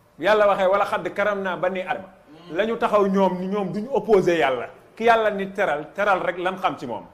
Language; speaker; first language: Wolof; native; Wolof